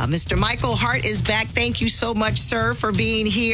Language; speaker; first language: English; native; English